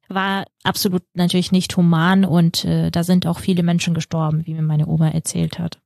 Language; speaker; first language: German; early bilingual, other home language; Russian